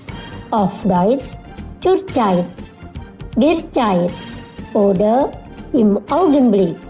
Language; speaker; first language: German; non-native, fluent; Indonesian